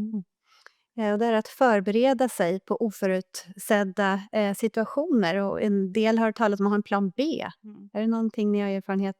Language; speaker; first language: Swedish; native; Swedish